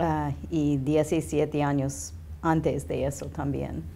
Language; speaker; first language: Spanish; non-native, learner; English